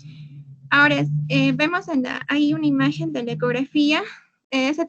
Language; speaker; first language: Spanish; native; Spanish